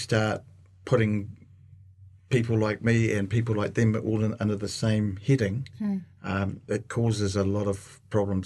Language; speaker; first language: English; native; English